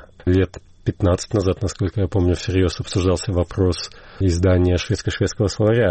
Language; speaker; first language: Russian; native; Russian